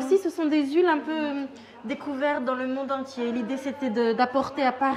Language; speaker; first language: French; native; French